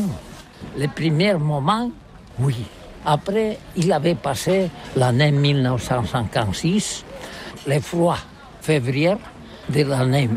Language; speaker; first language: French; non-native, learner; Catalan